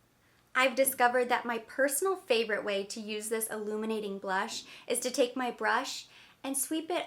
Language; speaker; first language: English; native; English